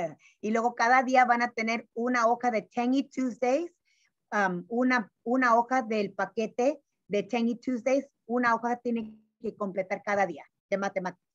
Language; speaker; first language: Spanish; early bilingual, heritage; Spanish